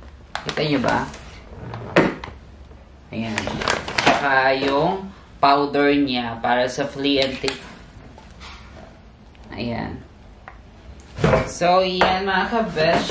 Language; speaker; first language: Filipino; native; Filipino